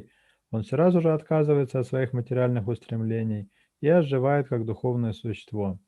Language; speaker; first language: Russian; native; Russian